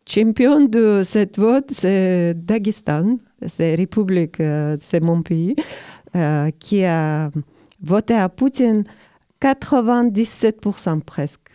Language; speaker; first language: French; non-native, learner; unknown